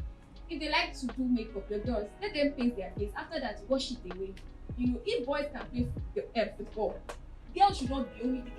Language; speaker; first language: English; non-native, local second language; Yoruba